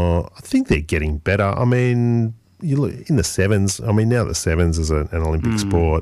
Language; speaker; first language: English; native; English